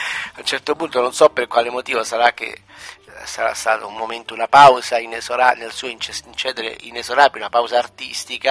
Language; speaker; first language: Italian; native; Italian